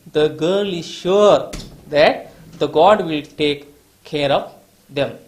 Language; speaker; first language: English; non-native, local second language; Marathi